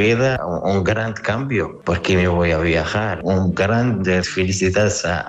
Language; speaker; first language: Spanish; non-native, learner; Arabic